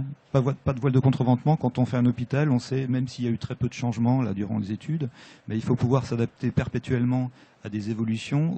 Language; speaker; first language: French; native; French